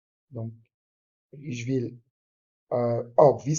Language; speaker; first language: German; non-native, fluent; French